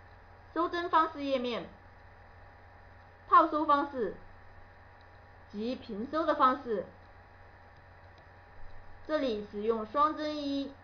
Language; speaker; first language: Chinese; native; Chinese